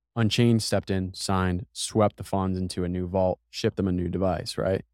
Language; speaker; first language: English; native; English